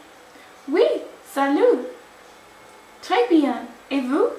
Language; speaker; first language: French; non-native, learner; English